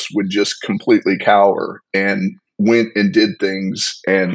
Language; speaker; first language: English; native; English